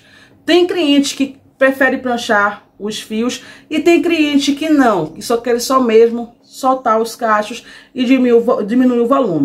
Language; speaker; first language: Portuguese; native; Portuguese